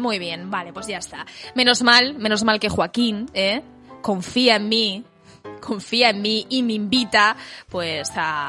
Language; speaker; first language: Spanish; native; Spanish